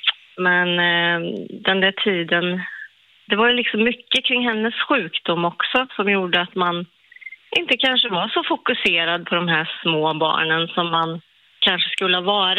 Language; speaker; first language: Swedish; native; Swedish